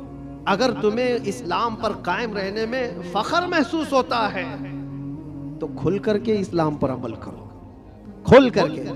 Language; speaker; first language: Urdu; native; Urdu